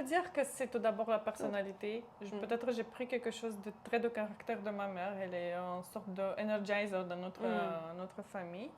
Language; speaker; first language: French; non-native, local second language; Romanian